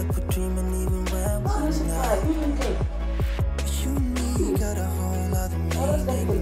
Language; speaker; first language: Portuguese; native; Portuguese